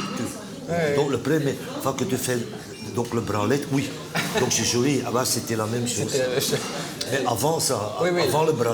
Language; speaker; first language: French; non-native, local second language; Dutch